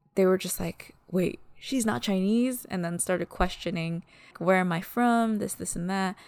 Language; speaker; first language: English; early bilingual, other home language; Malagasy